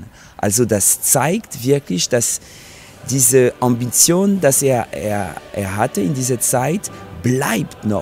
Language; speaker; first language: German; non-native, fluent; French